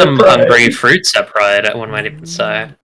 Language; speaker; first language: English; native; English